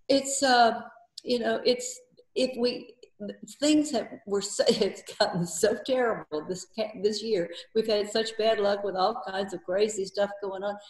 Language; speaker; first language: English; native; English